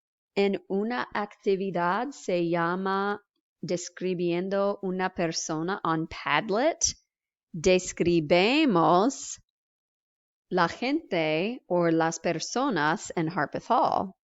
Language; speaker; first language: Spanish; non-native, fluent; English